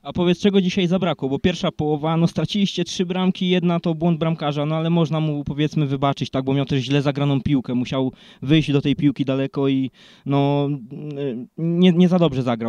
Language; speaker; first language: Polish; native; Polish